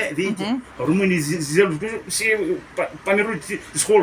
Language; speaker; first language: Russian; non-native, learner; Romanian